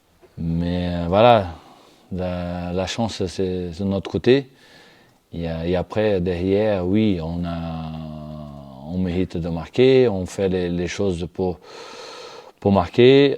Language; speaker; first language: French; non-native, fluent; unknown